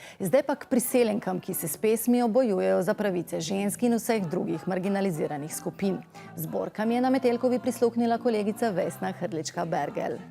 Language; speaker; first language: Slovenian; native; Slovenian